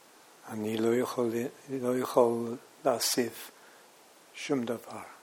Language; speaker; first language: Hebrew; non-native, fluent; English